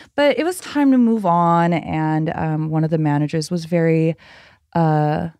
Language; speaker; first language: English; early bilingual, other home language; Filipino